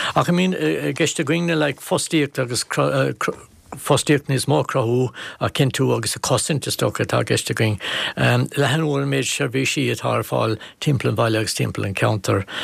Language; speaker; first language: Irish; native; Irish